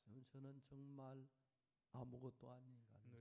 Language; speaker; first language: Korean; native; Korean